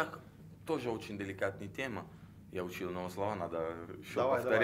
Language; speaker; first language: Russian; non-native, learner; Italian